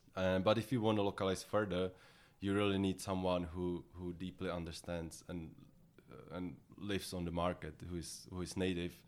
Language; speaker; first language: English; non-native, fluent; Czech